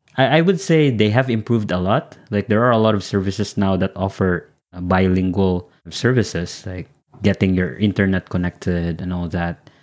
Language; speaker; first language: English; non-native, local second language; Filipino